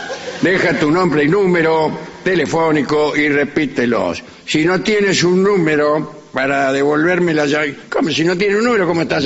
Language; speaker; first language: Spanish; native; Spanish